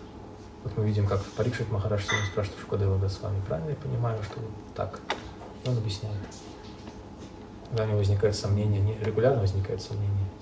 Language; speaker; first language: Russian; native; Russian